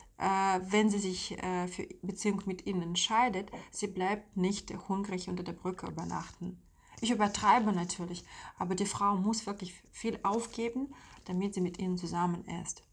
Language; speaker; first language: German; non-native, fluent; Russian